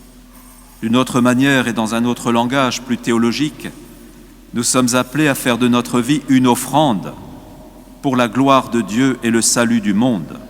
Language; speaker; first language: French; native; French